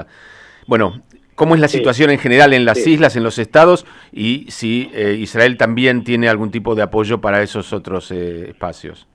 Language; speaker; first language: Spanish; native; Spanish